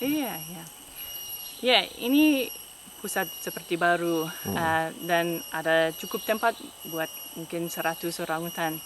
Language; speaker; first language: Indonesian; non-native, fluent; English